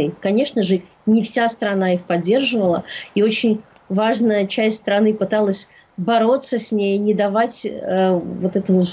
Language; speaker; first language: Russian; native; Russian